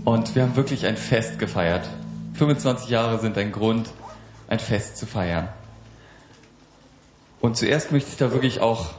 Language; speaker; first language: German; native; German